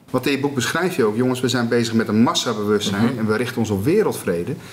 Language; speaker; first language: Dutch; native; Dutch